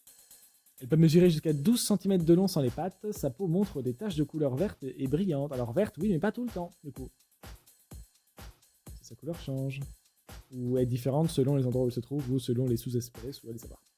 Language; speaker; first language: French; native; French